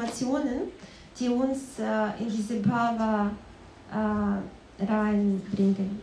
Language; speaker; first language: German; non-native, fluent; Russian